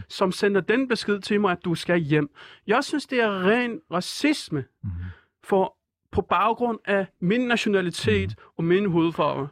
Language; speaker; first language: Danish; non-native, fluent; Persian